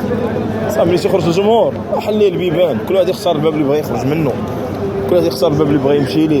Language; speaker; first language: Arabic; native; Arabic